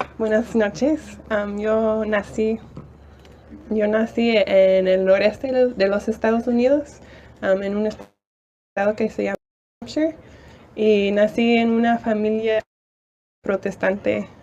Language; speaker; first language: Spanish; non-native, fluent; English